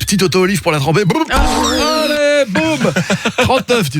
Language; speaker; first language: French; native; French